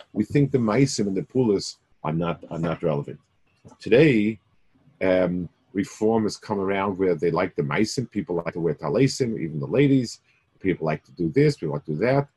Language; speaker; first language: English; native; English